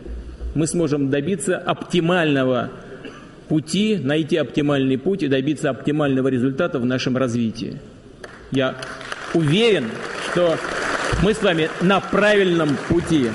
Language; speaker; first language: Russian; native; Russian